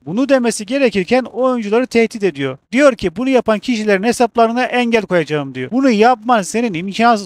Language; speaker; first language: Turkish; native; Turkish